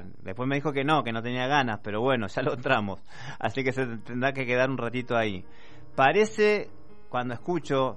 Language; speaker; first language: Spanish; native; Spanish